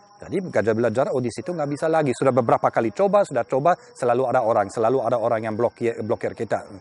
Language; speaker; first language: Indonesian; non-native, fluent; German